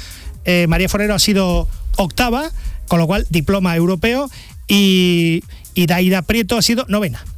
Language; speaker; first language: Spanish; native; Spanish